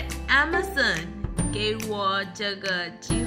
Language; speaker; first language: Chinese; non-native, learner; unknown